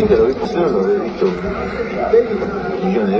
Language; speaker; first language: Spanish; non-native, fluent; Portuguese